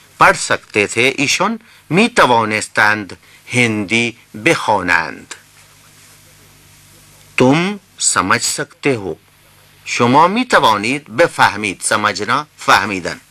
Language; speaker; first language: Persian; non-native, fluent; Urdu